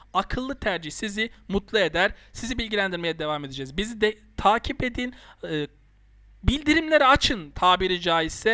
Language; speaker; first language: Turkish; native; Turkish